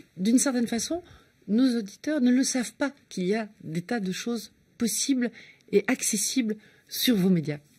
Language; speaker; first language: French; native; French